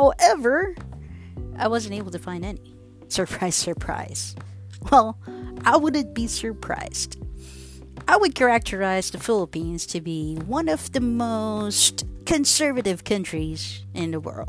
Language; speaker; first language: English; non-native, local second language; Filipino